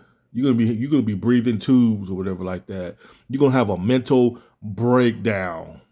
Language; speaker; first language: English; native; English